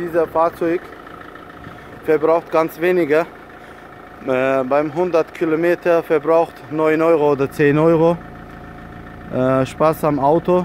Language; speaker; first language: German; non-native, learner; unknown